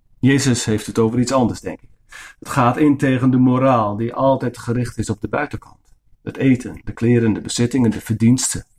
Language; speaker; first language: Dutch; non-native, local second language; Western Frisian